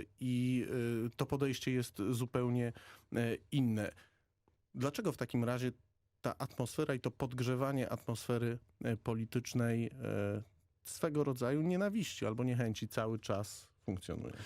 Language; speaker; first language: Polish; native; Polish